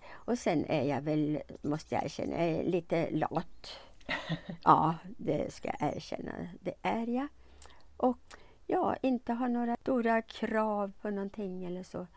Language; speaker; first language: Swedish; native; Swedish